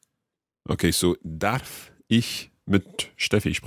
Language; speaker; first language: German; non-native, learner; English